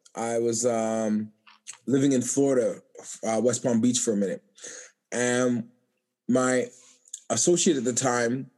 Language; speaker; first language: English; native; English